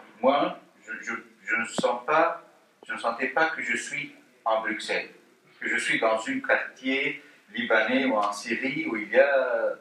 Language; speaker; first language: French; non-native, fluent; Arabic